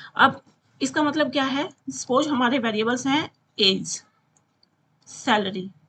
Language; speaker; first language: Hindi; native; Hindi